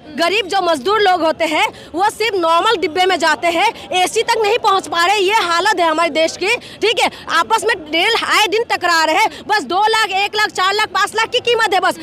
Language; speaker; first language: Hindi; non-native, local second language; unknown